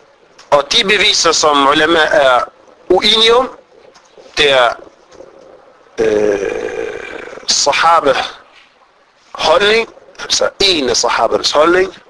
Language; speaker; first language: Danish; non-native, fluent; Arabic